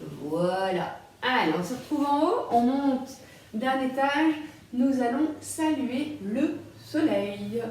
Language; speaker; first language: French; native; French